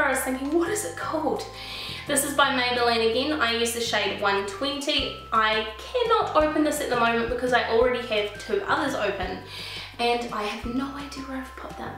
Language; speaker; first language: English; native; English